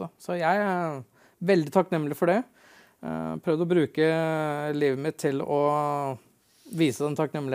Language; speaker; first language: Norwegian; native; Norwegian